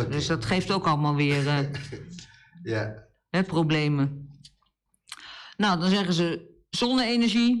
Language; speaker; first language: Dutch; native; Dutch